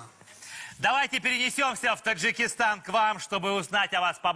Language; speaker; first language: Russian; native; Russian